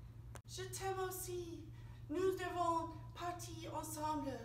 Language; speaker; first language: French; non-native, learner; English